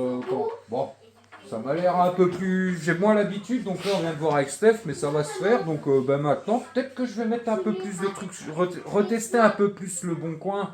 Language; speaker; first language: French; native; French